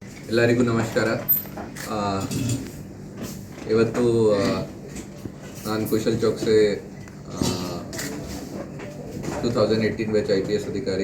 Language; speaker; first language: Kannada; non-native, fluent; Hindi